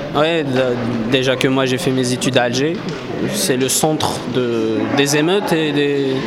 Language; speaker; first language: French; non-native, local second language; Kabyle